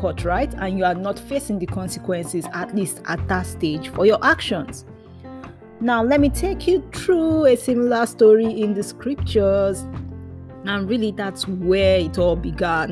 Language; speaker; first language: English; non-native, local second language; Yoruba